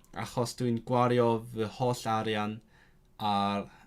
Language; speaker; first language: Welsh; non-native, learner; Cantonese